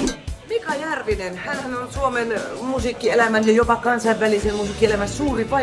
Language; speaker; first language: Finnish; native; Finnish